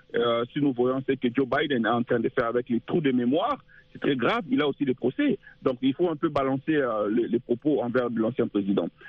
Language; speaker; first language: French; non-native, local second language; Lingala